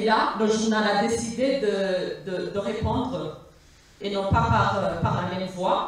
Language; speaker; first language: French; non-native, local second language; Rundi